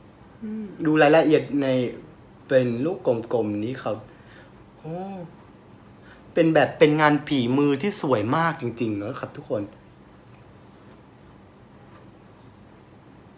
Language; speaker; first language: Thai; non-native, fluent; Vietnamese